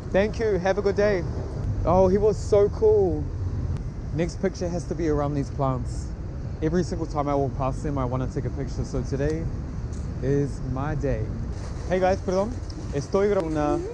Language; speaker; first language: English; native; English